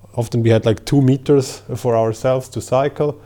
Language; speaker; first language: English; non-native, fluent; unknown